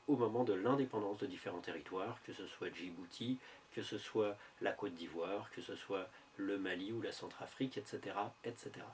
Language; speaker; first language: French; native; French